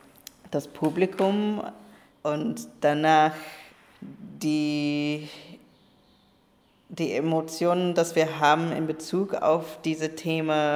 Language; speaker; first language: German; non-native, learner; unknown